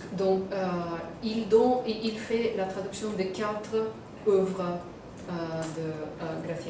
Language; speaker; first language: French; non-native, fluent; Russian